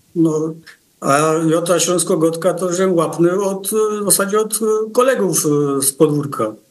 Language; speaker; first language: Polish; native; Polish